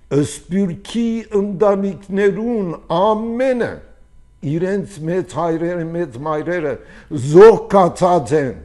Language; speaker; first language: Armenian; early bilingual, heritage; Armenian